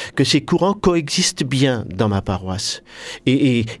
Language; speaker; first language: French; native; French